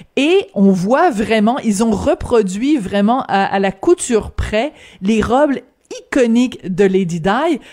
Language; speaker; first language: French; native; French